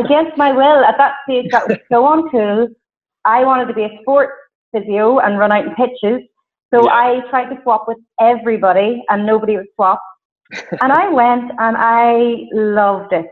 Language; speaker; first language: English; native; English